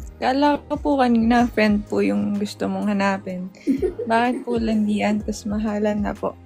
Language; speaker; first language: Filipino; native; Filipino